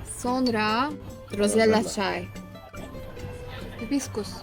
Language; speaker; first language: Turkish; non-native, learner; Polish